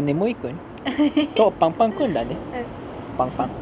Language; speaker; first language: Japanese; non-native, learner; English